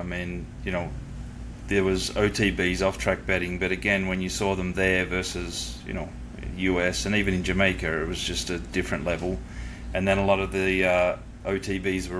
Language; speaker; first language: English; native; English